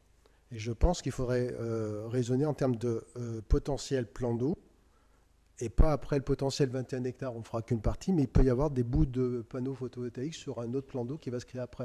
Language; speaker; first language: French; native; French